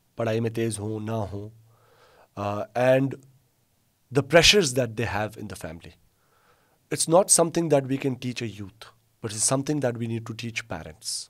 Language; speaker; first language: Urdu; non-native, local second language; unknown